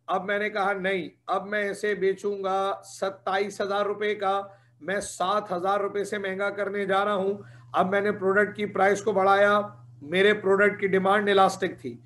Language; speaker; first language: Hindi; native; Hindi